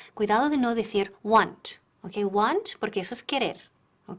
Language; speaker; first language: Spanish; non-native, fluent; English